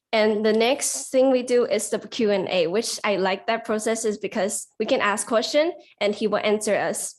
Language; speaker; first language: English; non-native, learner; Chinese